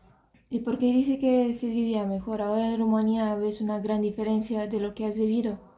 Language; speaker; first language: Spanish; early bilingual, other home language; Romanian